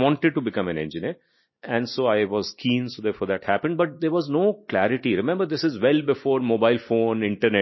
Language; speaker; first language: English; non-native, local second language; Hindi